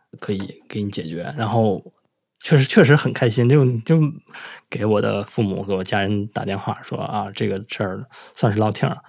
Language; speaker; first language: Chinese; native; Chinese